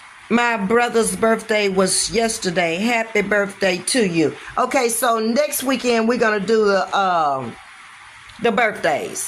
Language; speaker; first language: English; native; English